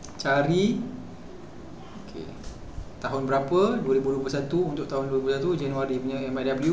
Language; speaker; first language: Malay; native; Malay